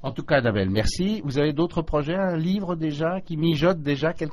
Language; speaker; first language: French; native; French